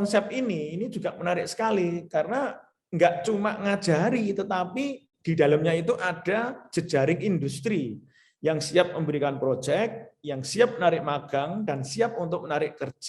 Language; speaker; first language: Indonesian; native; Indonesian